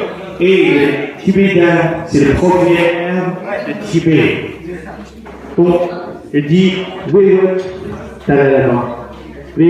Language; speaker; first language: French; non-native, learner; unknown